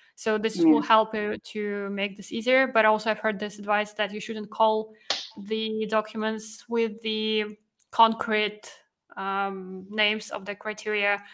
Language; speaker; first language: English; non-native, fluent; Russian